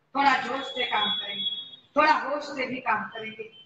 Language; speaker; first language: Hindi; non-native, local second language; Marathi